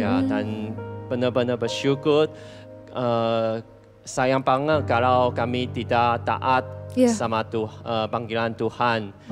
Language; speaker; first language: Indonesian; non-native, fluent; Chinese